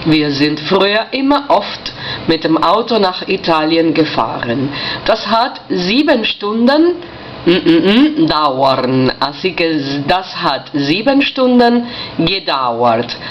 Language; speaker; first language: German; non-native, fluent; Spanish